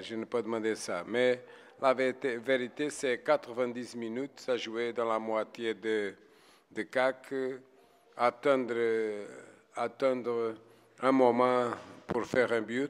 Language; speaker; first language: French; non-native, fluent; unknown